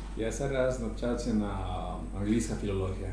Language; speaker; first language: Ukrainian; non-native, learner; Spanish